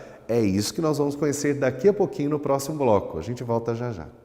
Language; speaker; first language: Portuguese; native; Portuguese